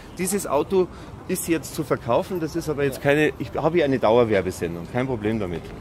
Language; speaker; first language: German; native; German